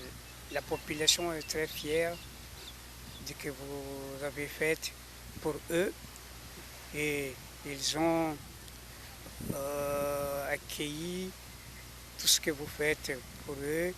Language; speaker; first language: French; non-native, local second language; Malagasy